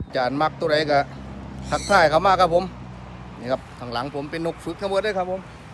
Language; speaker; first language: Thai; native; Thai